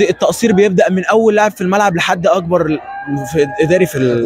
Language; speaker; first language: Arabic; native; Arabic